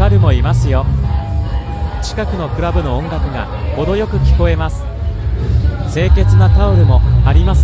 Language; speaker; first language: Japanese; non-native, fluent; Khmer